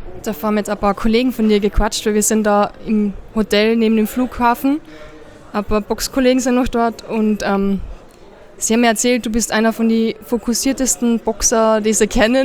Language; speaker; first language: German; native; German